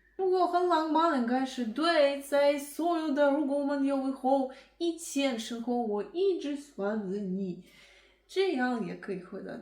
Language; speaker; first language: Chinese; non-native, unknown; Russian